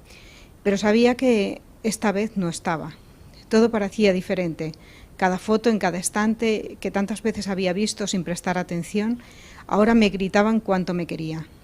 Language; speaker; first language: Spanish; native; Spanish